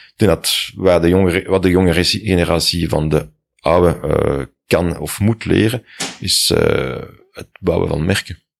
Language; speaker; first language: Dutch; non-native, local second language; French